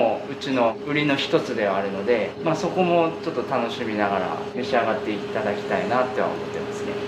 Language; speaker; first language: Japanese; native; Japanese